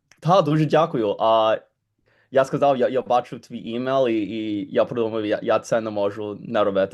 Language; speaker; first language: Ukrainian; early bilingual, heritage; Ukrainian